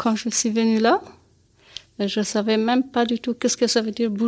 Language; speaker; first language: French; non-native, learner; Albanian